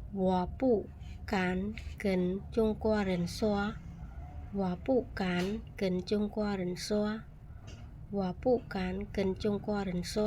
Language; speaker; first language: Chinese; non-native, fluent; Khmer